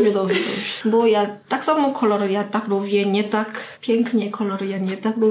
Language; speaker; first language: Polish; non-native, learner; Korean